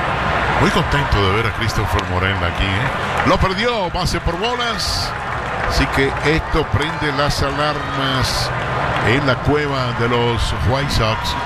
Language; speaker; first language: Spanish; native; Spanish